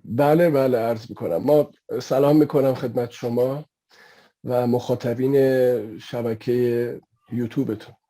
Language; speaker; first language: Persian; native; Persian